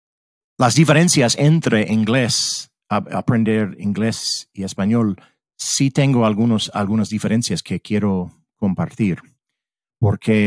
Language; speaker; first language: Spanish; early bilingual, heritage; English